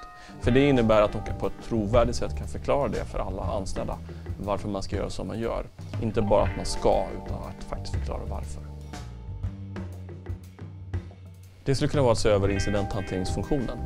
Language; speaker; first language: Swedish; native; Swedish